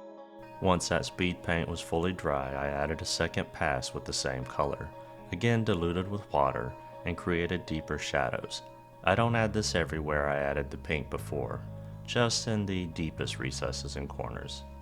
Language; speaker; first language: English; native; English